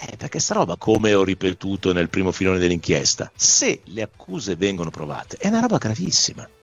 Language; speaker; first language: Italian; native; Italian